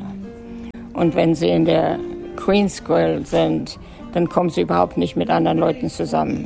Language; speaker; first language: German; native; German